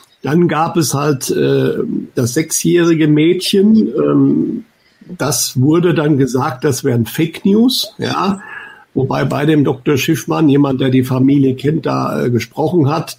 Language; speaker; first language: German; native; German